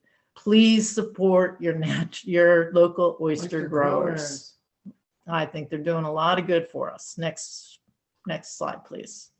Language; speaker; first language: English; native; English